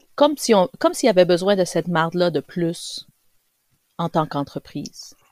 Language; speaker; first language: French; early bilingual, other home language; Spanish